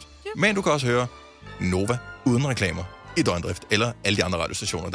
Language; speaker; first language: Danish; native; Danish